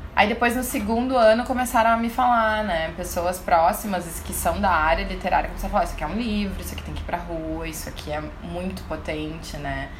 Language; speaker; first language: Portuguese; native; Portuguese